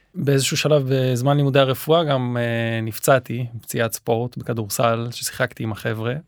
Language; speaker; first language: Hebrew; native; Hebrew